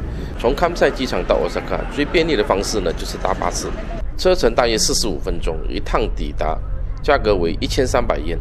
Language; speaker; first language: Chinese; native; Chinese